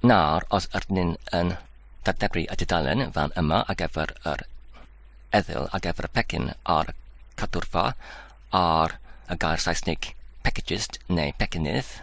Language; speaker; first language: Welsh; non-native, learner; English